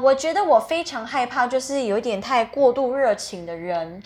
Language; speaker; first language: Chinese; early bilingual, heritage; Chinese